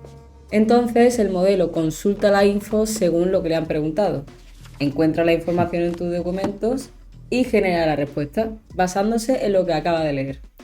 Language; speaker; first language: Spanish; native; Spanish